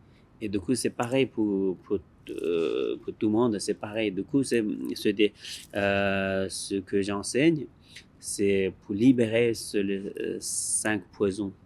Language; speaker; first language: French; non-native, learner; Tibetan